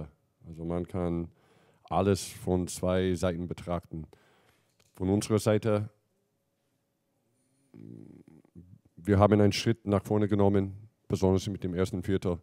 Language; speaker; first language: German; non-native, fluent; English